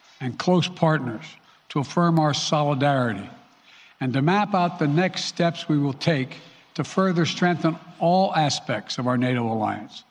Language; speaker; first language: English; native; English